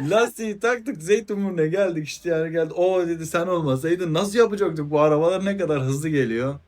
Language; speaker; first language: Turkish; non-native, fluent; Persian